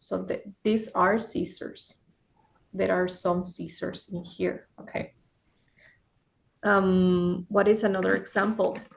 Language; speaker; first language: English; non-native, fluent; Spanish